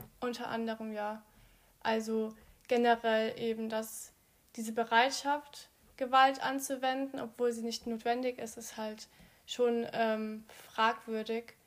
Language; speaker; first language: German; early bilingual, other home language; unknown